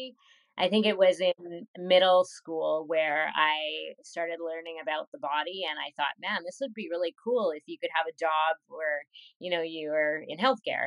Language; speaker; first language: English; native; English